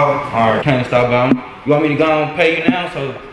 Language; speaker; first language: English; native; English